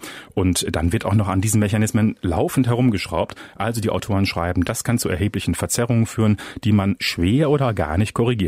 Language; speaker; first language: German; native; German